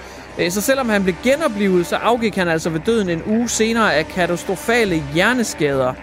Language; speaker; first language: Danish; native; Danish